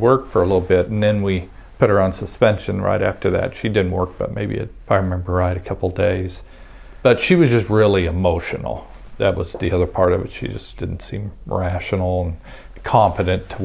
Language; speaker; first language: English; native; English